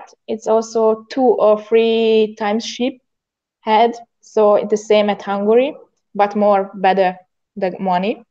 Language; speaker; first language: English; non-native, learner; Hungarian